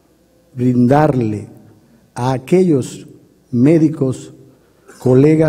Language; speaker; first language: Spanish; native; Spanish